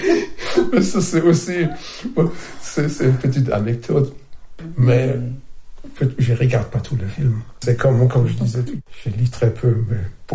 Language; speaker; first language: French; non-native, fluent; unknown